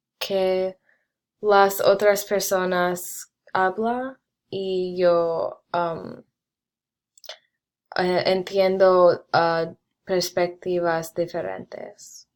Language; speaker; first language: Spanish; non-native, learner; English